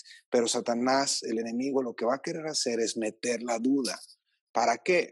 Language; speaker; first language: Spanish; native; Spanish